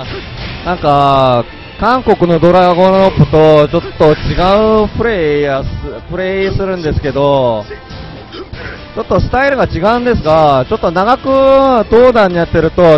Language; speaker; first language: Japanese; non-native, fluent; Korean